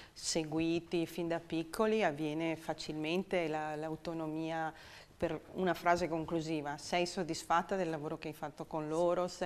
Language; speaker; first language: Italian; native; Italian